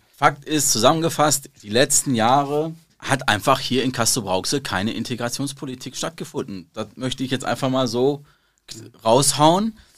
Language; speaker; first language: German; early bilingual, other home language; Arabic